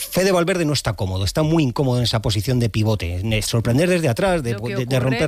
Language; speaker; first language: Spanish; native; Spanish